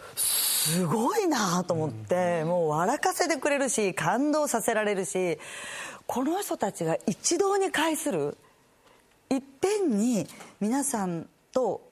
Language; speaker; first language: Japanese; native; Japanese